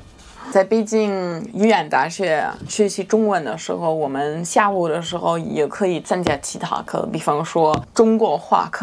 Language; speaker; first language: Chinese; non-native, fluent; German